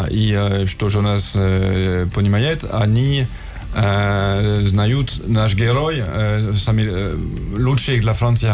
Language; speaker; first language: Russian; non-native, learner; French